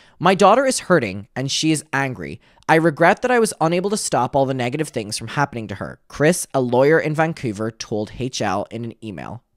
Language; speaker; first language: English; native; English